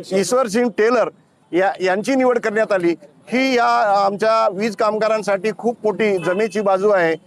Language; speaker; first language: Marathi; native; Marathi